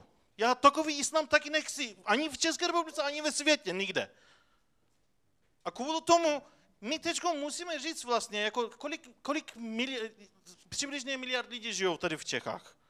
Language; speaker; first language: Czech; non-native, fluent; Turkish